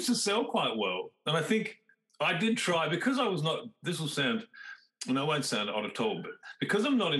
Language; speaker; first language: English; native; English